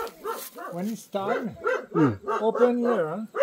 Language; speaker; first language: English; non-native, learner; French